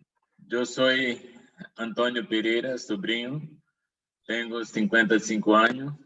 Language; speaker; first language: Portuguese; non-native, learner; Spanish